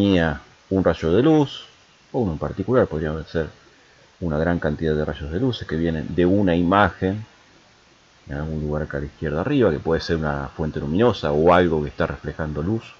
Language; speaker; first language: Spanish; native; Spanish